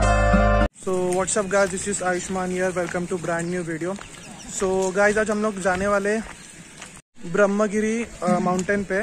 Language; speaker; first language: Hindi; native; Hindi